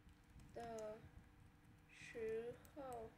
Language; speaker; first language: Chinese; non-native, learner; Vietnamese